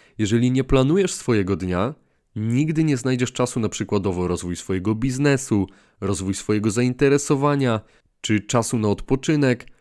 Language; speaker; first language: Polish; native; Polish